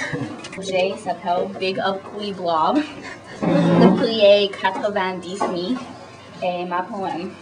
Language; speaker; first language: French; non-native, learner; English